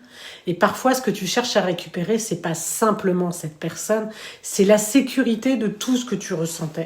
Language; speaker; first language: French; native; French